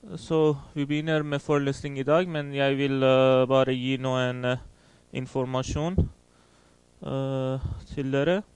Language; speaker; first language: Norwegian; non-native, fluent; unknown